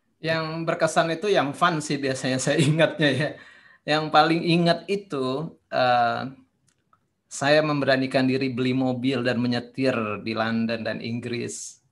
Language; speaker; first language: Indonesian; native; Indonesian